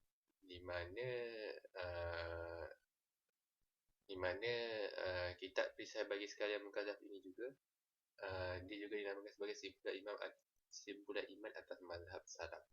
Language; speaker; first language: Malay; native; Malay